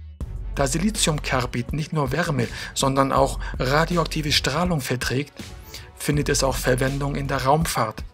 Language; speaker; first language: German; native; German